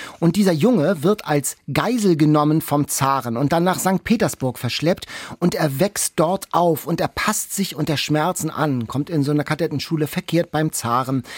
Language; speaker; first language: German; native; German